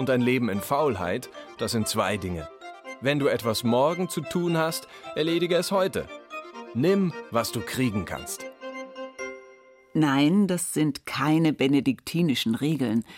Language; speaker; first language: German; native; German